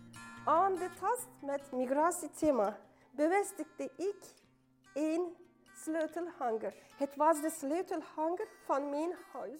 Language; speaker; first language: Dutch; non-native, fluent; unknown